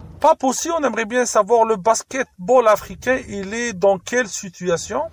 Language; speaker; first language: French; non-native, local second language; Arabic